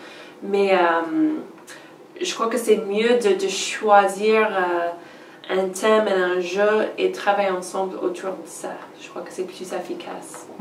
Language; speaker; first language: French; non-native, fluent; English